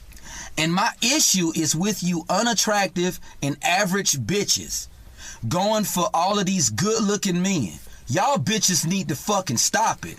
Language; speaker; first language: English; native; English